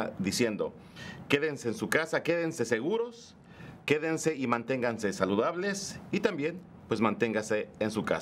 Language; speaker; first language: Spanish; native; Spanish